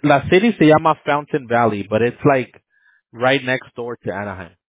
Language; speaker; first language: English; early bilingual, other home language; Spanish